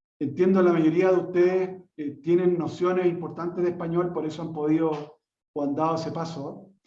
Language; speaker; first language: Spanish; native; Spanish